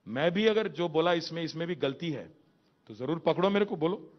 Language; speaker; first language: Hindi; non-native, local second language; Telugu